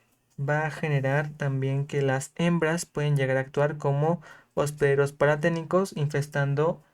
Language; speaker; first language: Spanish; native; Spanish